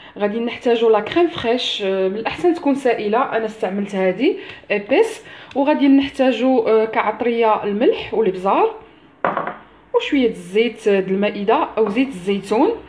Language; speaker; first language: Arabic; native; Arabic